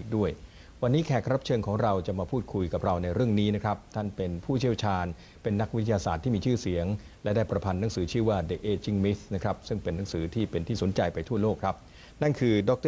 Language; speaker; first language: Thai; native; Thai